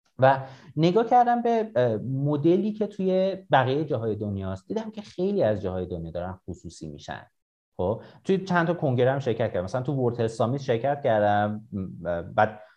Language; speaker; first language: Persian; native; Persian